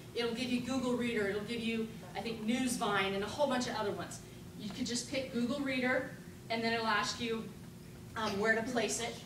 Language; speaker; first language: English; native; English